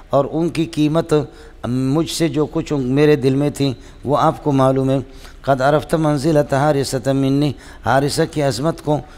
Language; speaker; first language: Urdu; non-native, local second language; Baluchi